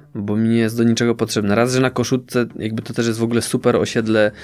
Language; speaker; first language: Polish; native; Polish